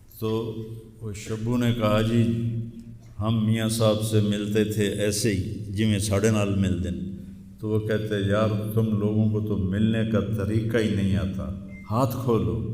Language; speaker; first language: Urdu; non-native, local second language; Punjabi